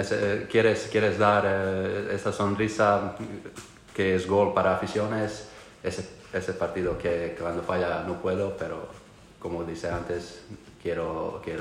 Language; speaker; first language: Spanish; non-native, learner; Croatian